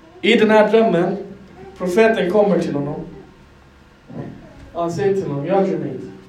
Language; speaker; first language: Swedish; non-native, fluent; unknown